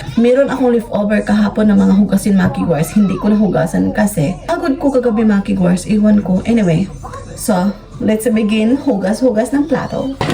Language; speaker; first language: Filipino; non-native, local second language; Cebuano